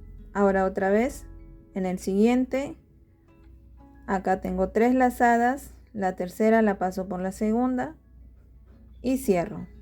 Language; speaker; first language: Spanish; native; Spanish